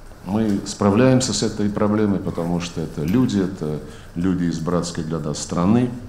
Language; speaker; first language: Russian; native; Russian